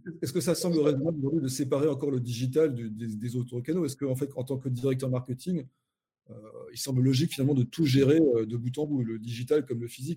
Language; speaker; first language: French; native; French